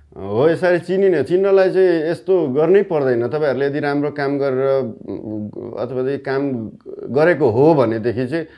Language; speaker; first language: Nepali; native; Nepali